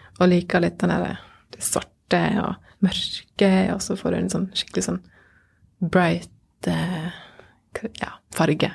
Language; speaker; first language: Norwegian; native; Norwegian